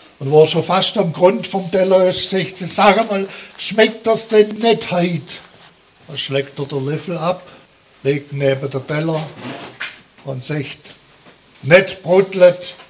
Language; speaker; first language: German; native; German